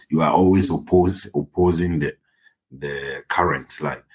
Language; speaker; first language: English; non-native, local second language; Akan